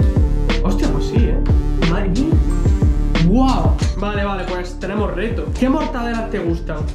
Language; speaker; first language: Spanish; native; Spanish